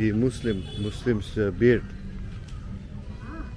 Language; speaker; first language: English; non-native, learner; Turkish